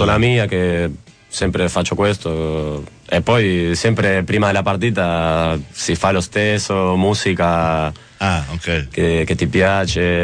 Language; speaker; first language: Italian; non-native, fluent; Spanish